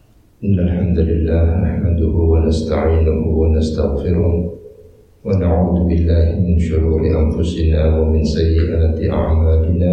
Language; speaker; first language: Arabic; non-native, fluent; Indonesian